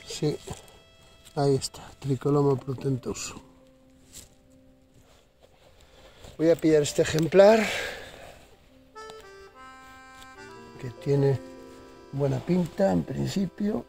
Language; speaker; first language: Spanish; native; Spanish